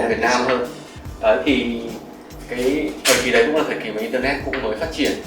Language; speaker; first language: Vietnamese; native; Vietnamese